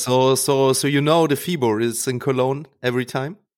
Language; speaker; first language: English; non-native, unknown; German